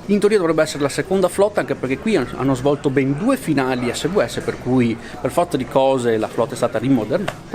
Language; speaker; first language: Italian; native; Italian